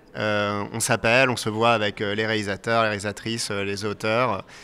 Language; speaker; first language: French; native; French